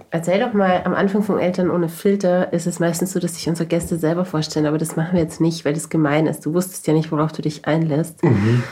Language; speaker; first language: German; native; German